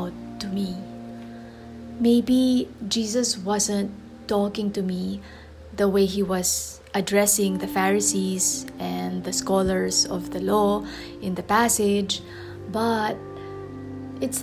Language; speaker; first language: English; non-native, local second language; Filipino